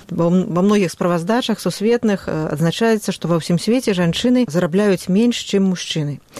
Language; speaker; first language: Belarusian; native; Belarusian